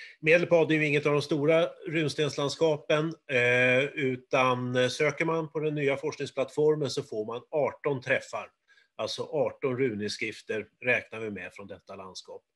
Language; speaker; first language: Swedish; native; Swedish